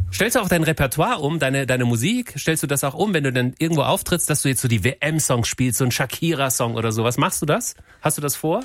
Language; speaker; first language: German; native; German